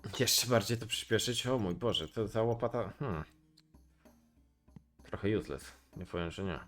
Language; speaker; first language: Polish; native; Polish